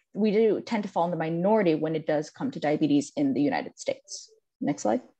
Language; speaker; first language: English; native; English